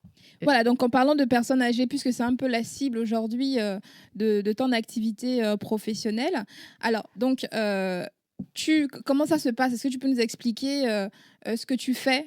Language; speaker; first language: French; native; French